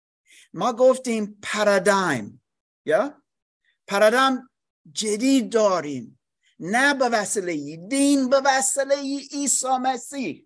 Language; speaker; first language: Persian; non-native, learner; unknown